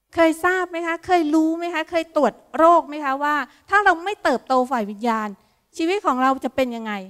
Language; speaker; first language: Thai; native; Thai